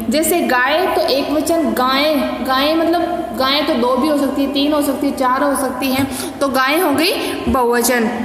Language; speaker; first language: Hindi; native; Hindi